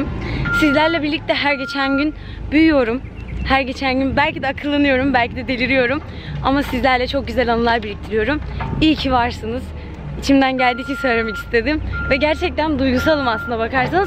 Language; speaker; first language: Turkish; native; Turkish